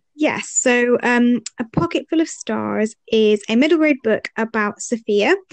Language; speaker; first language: English; early bilingual, other home language; Arabic